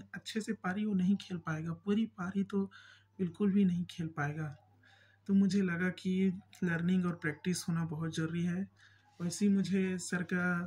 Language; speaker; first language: Hindi; native; Hindi